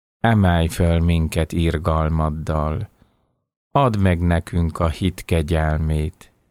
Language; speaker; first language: Hungarian; native; Hungarian